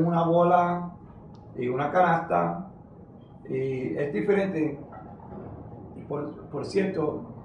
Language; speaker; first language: Spanish; early bilingual, heritage; English